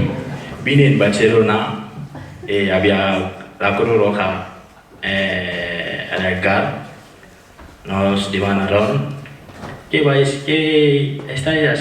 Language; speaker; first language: Spanish; non-native, fluent; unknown